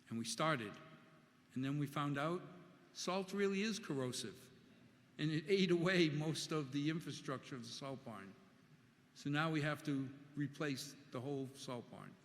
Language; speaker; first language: English; early bilingual, other home language; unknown